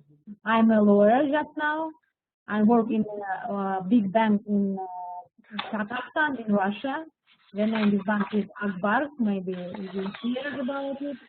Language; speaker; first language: English; non-native, learner; Russian